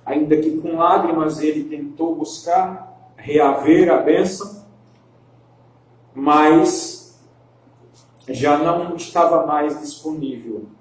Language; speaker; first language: Portuguese; native; Portuguese